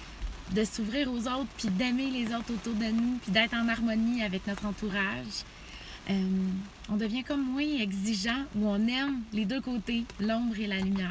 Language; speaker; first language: French; native; French